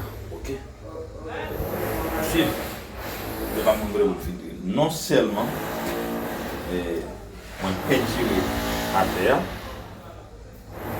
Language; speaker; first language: French; non-native, local second language; Haitian Creole